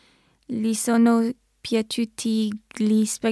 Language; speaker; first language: Italian; non-native, learner; English